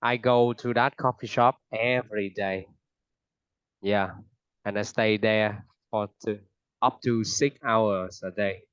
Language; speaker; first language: English; non-native, fluent; Vietnamese